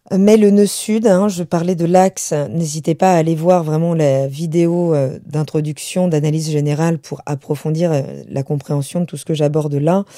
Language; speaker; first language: French; native; French